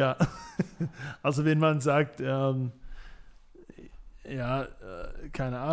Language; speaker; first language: German; non-native, fluent; English